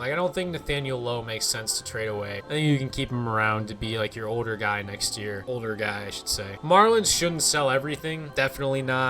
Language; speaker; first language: English; native; English